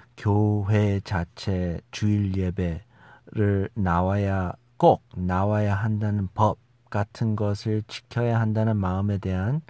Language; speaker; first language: Korean; non-native, fluent; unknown